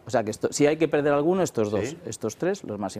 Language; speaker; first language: Spanish; native; Spanish